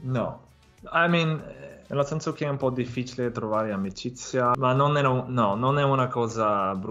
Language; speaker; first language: Italian; non-native, fluent; English